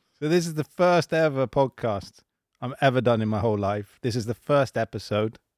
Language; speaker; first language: English; native; English